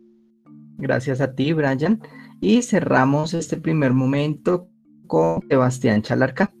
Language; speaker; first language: Spanish; native; Spanish